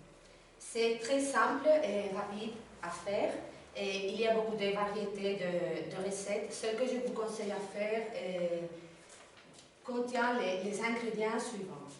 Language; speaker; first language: French; non-native, learner; Spanish